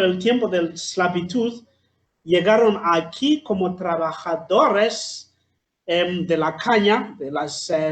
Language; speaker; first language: Spanish; non-native, fluent; Southern Sotho